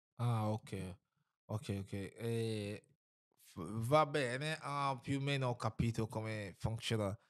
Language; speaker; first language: Italian; non-native, fluent; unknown